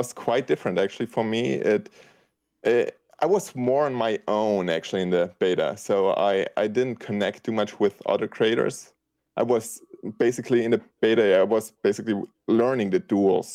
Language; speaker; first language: English; non-native, fluent; German